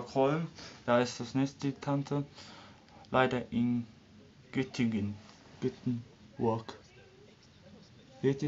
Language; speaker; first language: German; early bilingual, other home language; Serbian